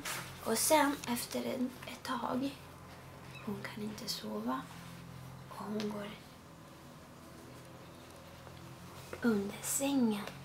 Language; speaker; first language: Swedish; non-native, fluent; Spanish